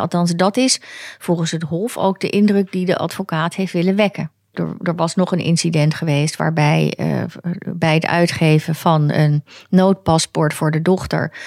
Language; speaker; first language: Dutch; native; Dutch